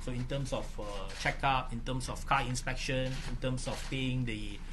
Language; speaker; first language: English; non-native, local second language; Malay